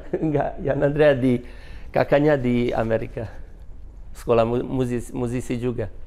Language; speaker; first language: Indonesian; non-native, fluent; Croatian